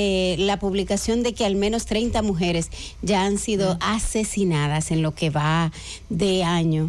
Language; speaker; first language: Spanish; native; Spanish